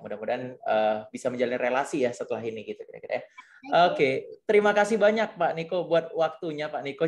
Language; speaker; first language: Indonesian; native; Indonesian